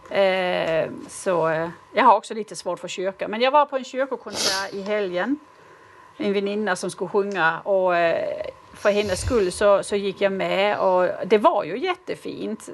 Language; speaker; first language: Swedish; native; Swedish